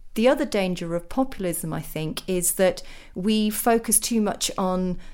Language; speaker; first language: English; native; English